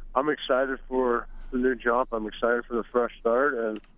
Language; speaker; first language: English; native; English